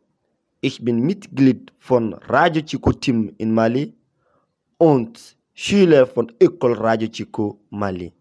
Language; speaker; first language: German; non-native, learner; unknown